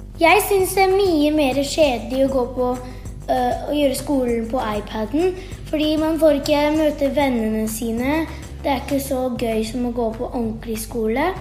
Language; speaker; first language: Norwegian; early bilingual, heritage; Norwegian